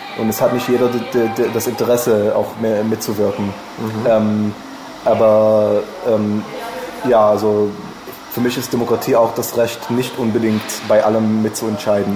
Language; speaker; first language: German; non-native, fluent; English